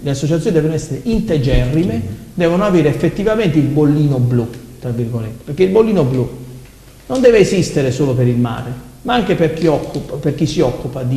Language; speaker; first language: Italian; native; Italian